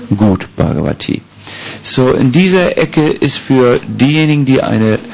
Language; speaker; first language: German; native; German